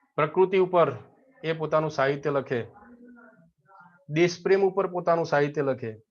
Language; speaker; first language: Gujarati; native; Gujarati